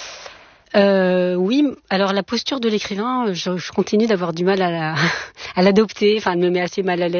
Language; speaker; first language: French; native; French